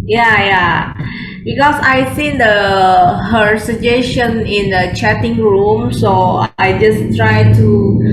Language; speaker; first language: English; non-native, fluent; Indonesian